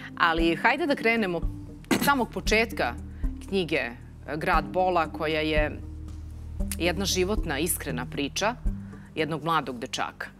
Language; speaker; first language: Serbian; native; Serbian